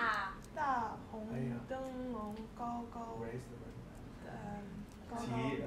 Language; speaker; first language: Chinese; non-native, learner; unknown